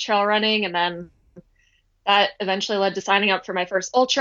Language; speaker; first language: English; native; English